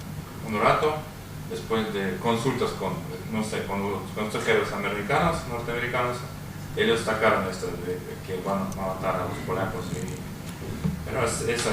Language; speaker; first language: Spanish; non-native, fluent; Russian